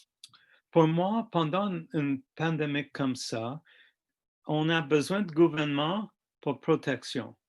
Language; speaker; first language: French; non-native, fluent; English